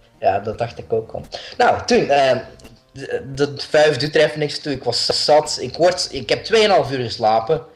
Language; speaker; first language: Dutch; native; Dutch